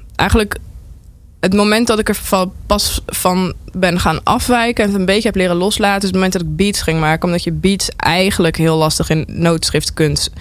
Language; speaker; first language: Dutch; native; Dutch